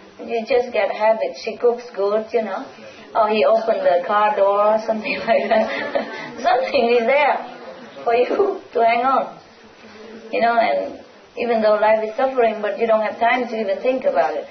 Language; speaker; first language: English; non-native, fluent; Vietnamese